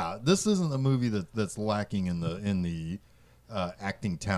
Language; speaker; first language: English; native; English